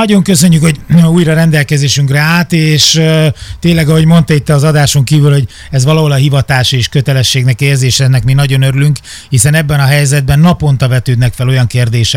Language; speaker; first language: Hungarian; native; Hungarian